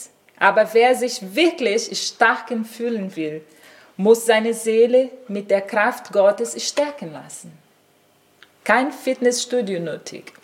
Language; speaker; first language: German; non-native, fluent; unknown